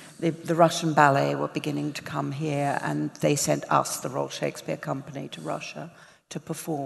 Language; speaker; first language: English; native; English